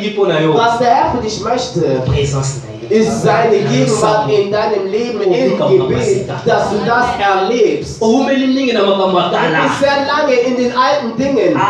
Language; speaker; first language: German; non-native, learner; French